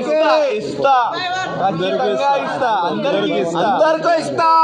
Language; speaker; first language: Telugu; non-native, local second language; Hindi